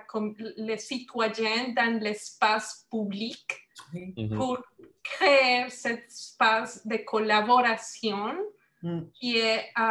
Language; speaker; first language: French; non-native, learner; Spanish